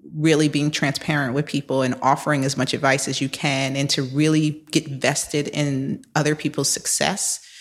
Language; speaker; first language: English; native; English